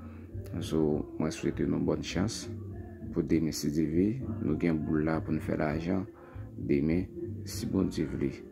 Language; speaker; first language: French; non-native, learner; Haitian Creole